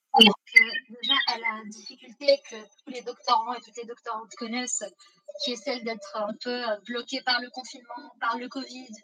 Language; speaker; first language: French; native; French